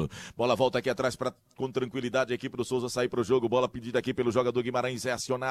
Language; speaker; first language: Portuguese; native; Portuguese